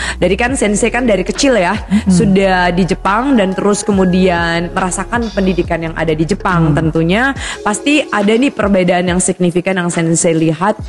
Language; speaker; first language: Indonesian; native; Indonesian